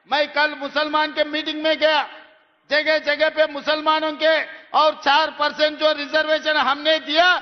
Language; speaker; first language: Hindi; non-native, local second language; Telugu